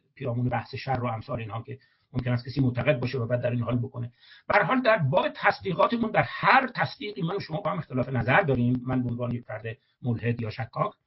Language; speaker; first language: Persian; native; Persian